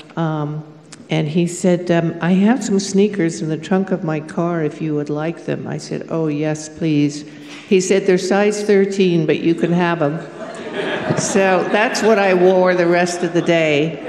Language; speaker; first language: English; native; English